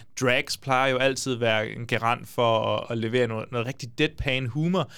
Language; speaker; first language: Danish; native; Danish